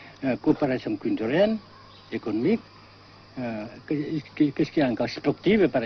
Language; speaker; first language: French; non-native, local second language; Vietnamese